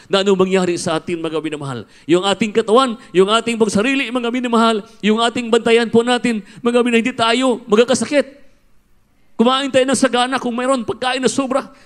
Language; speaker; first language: Filipino; non-native, local second language; Cebuano